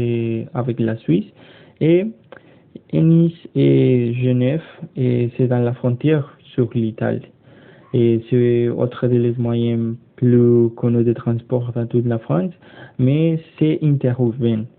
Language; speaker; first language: French; non-native, learner; Spanish